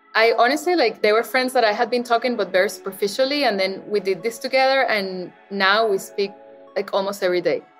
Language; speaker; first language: English; non-native, fluent; Spanish